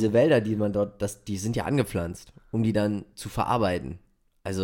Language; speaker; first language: German; native; German